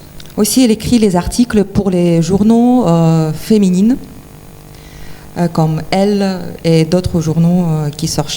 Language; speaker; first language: French; non-native, fluent; Ukrainian